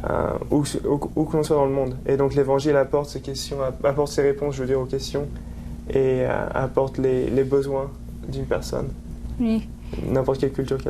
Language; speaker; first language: French; native; French